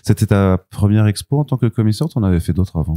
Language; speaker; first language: French; native; French